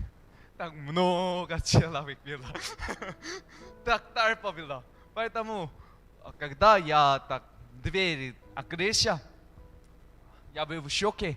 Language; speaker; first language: Russian; non-native, learner; Korean